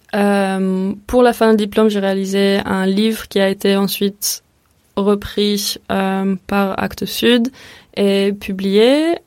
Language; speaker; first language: French; early bilingual, other home language; Hebrew